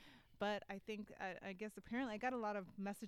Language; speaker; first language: English; native; English